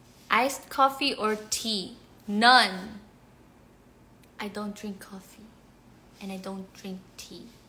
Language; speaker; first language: English; non-native, local second language; Filipino